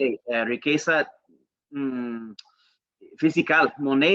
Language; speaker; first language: Spanish; non-native, learner; English